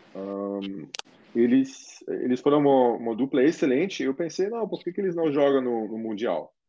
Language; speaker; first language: Portuguese; non-native, fluent; German